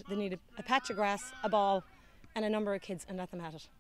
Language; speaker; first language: English; native; English